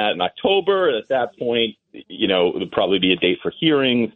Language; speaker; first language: English; native; English